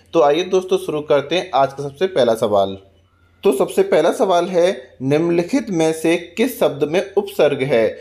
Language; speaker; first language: Hindi; native; Hindi